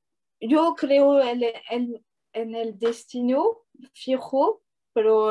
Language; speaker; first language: Spanish; non-native, fluent; French